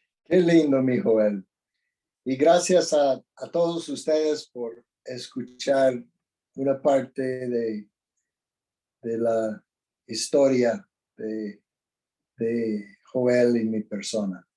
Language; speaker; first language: Spanish; non-native, fluent; English